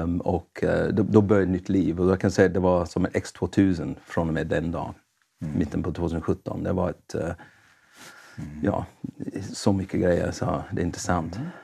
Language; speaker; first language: Swedish; non-native, fluent; English